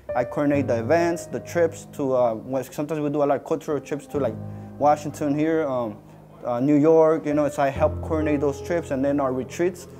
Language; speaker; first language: English; native; English